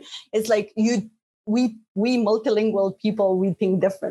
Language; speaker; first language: English; non-native, fluent; Bosnian